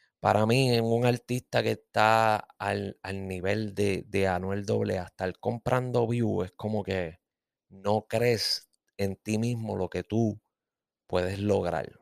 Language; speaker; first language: Spanish; native; Spanish